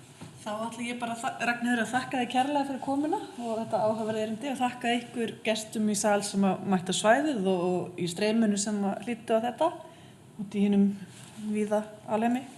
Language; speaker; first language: Icelandic; native; Icelandic